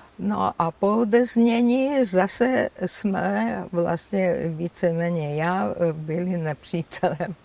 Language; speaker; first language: Czech; non-native, fluent; Georgian